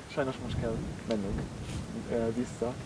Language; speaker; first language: Hungarian; non-native, learner; English